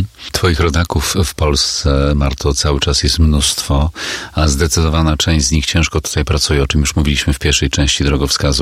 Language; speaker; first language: Polish; native; Polish